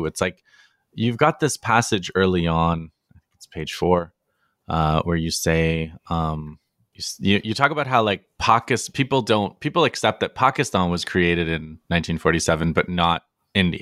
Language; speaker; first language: English; native; English